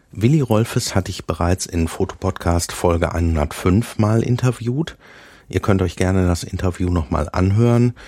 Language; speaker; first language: German; native; German